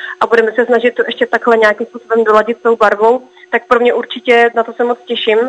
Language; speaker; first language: Czech; native; Czech